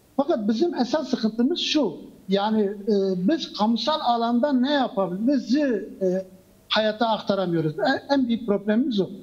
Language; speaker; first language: Turkish; non-native, local second language; Kurdish